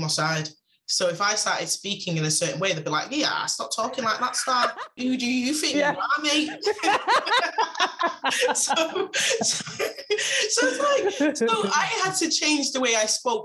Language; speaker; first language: English; native; English